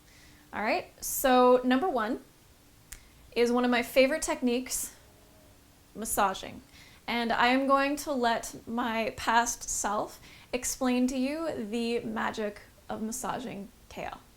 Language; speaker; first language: English; native; English